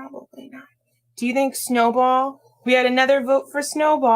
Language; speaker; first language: English; native; English